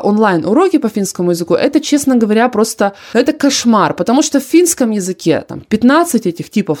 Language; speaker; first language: Russian; native; Russian